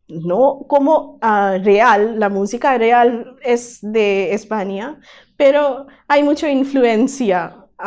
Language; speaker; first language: Spanish; non-native, learner; Bangla